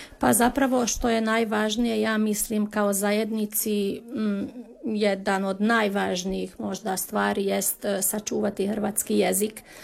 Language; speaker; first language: Serbian; early bilingual, heritage; Croatian